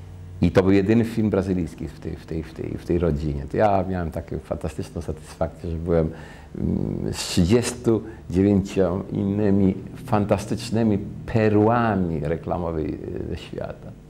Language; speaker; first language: Polish; early bilingual, heritage; Polish